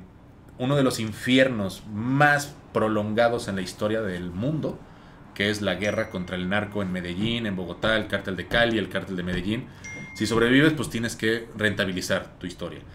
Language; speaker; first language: Spanish; native; Spanish